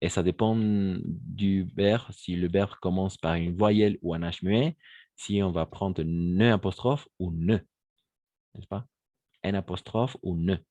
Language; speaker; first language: French; non-native, fluent; Spanish